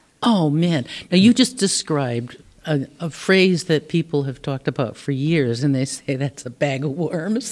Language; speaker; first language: English; native; English